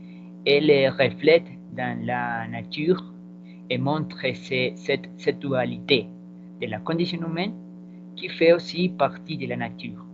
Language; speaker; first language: French; non-native, learner; Spanish